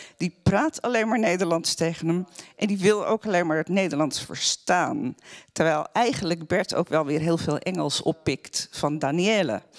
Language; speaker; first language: Dutch; native; Dutch